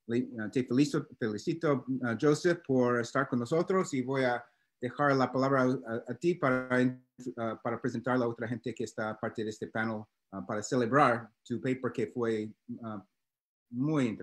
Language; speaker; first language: Spanish; non-native, learner; English